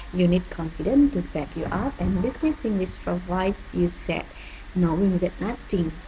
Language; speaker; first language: English; non-native, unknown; Indonesian